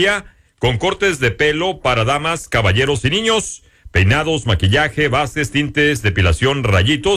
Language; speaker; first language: Spanish; native; Spanish